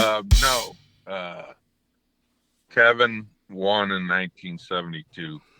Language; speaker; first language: English; native; English